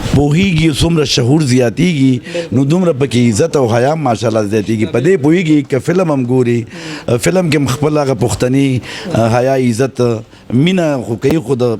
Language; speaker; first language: Pashto; native; Pashto